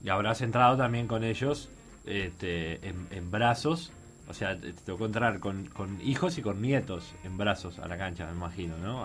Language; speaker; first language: Spanish; native; Spanish